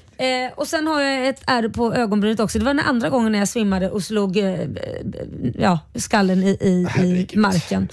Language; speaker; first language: Swedish; native; Swedish